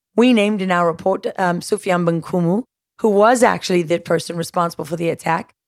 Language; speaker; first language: English; native; English